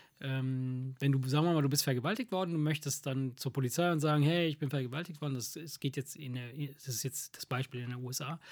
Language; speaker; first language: German; early bilingual, other home language; Italian